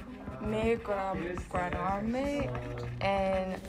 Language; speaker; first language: Spanish; non-native, learner; English